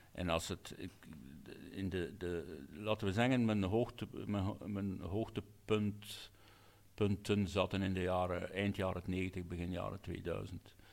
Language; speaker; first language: Dutch; native; Dutch